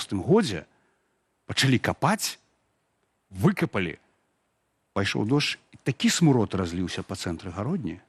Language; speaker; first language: Belarusian; native; Belarusian